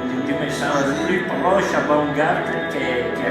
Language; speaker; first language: French; non-native, learner; Italian